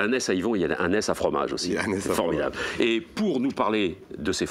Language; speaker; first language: French; native; French